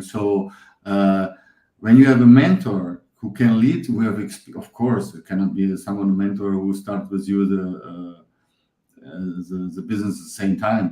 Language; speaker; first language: English; non-native, fluent; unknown